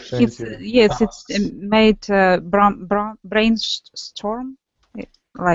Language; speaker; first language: English; non-native, learner; Russian